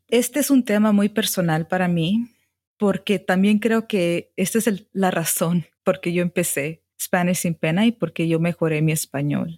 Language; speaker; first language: Spanish; early bilingual, heritage; Spanish